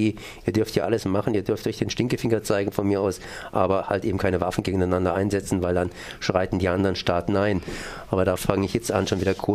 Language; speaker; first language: German; native; German